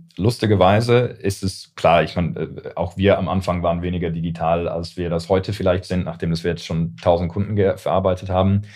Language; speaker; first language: German; early bilingual, heritage; English